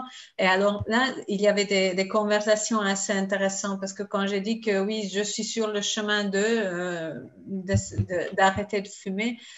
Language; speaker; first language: French; non-native, fluent; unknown